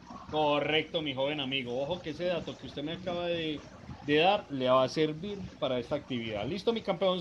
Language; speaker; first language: Spanish; native; Spanish